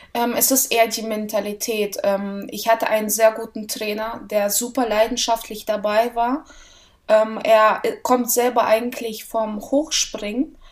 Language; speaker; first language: German; early bilingual, other home language; Russian